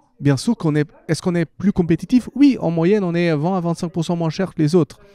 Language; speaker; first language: French; non-native, fluent; Portuguese